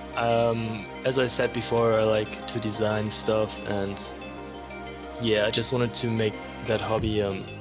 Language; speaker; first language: English; non-native, fluent; German